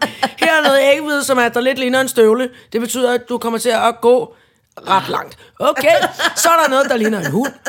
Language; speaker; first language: Danish; native; Danish